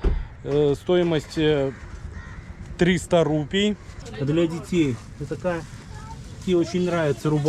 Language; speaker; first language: Russian; native; Russian